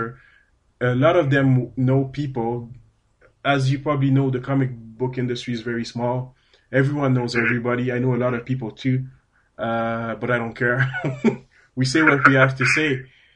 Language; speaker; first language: English; non-native, fluent; French